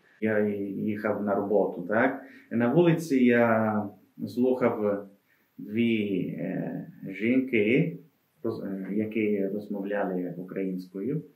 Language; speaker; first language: Ukrainian; non-native, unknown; Italian